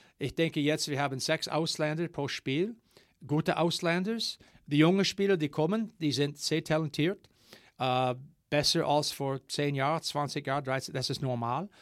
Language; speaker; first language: German; non-native, learner; English